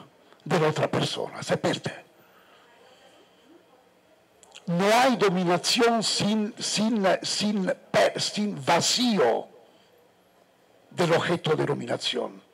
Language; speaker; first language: Spanish; non-native, fluent; Italian